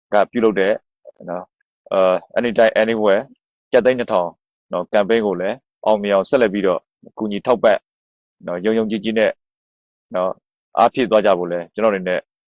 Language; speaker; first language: Burmese; native; Burmese